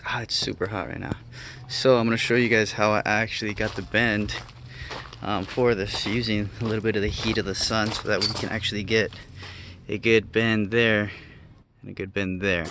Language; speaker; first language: English; native; English